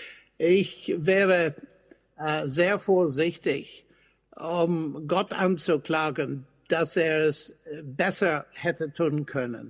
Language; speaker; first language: German; non-native, fluent; English